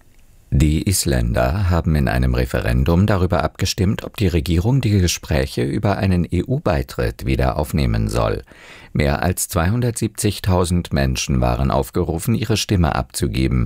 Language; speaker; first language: German; native; German